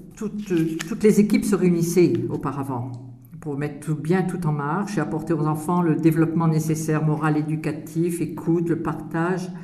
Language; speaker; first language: French; native; French